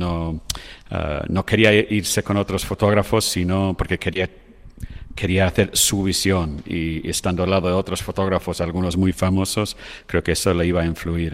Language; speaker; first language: Spanish; non-native, fluent; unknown